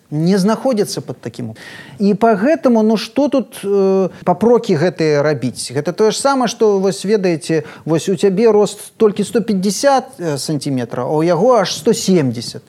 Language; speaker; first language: Belarusian; native; Belarusian